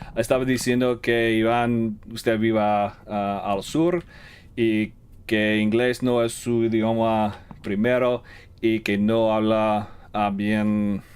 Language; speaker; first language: Spanish; non-native, learner; English